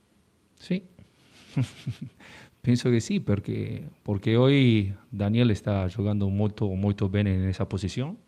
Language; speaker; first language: Portuguese; non-native, learner; Spanish